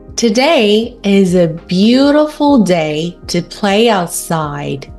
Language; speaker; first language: English; non-native, fluent; Korean